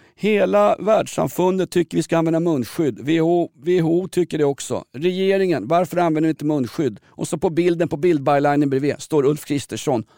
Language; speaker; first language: Swedish; native; Swedish